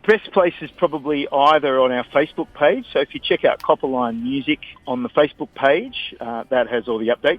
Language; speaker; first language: English; native; English